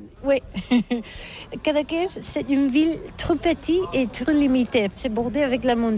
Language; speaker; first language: French; non-native, learner; Catalan